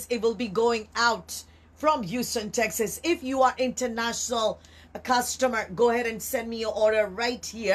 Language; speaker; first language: English; non-native, local second language; Urdu